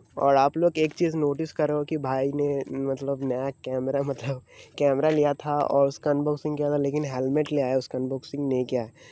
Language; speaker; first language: Hindi; non-native, local second language; Bangla